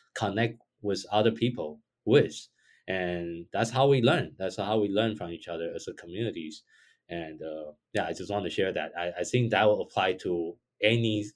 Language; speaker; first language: English; non-native, fluent; Chinese